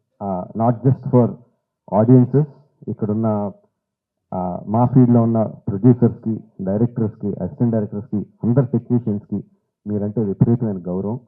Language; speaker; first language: Telugu; native; Telugu